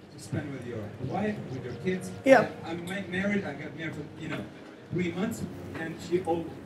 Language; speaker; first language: English; non-native, fluent; Ukrainian